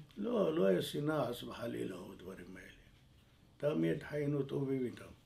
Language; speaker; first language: Hebrew; non-native, fluent; French